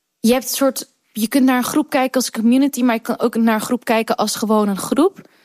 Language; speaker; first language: Dutch; early bilingual, other home language; Kurdish